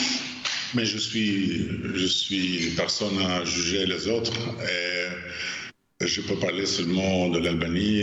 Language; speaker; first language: French; non-native, fluent; Albanian